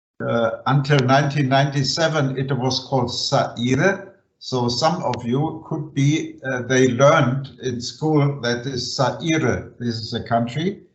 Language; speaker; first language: English; non-native, fluent; German